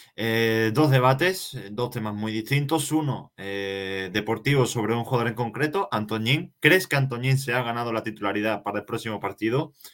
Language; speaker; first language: Spanish; native; Spanish